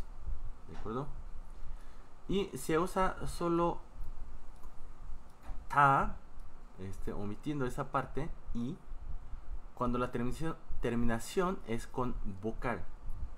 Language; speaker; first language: Spanish; non-native, fluent; Korean